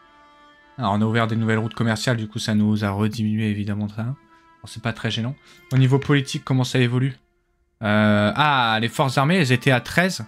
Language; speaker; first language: French; native; French